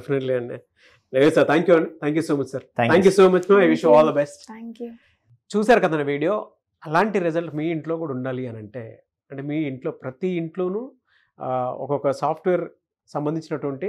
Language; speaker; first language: Telugu; native; Telugu